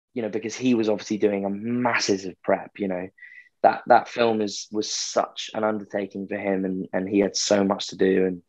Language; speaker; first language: English; native; English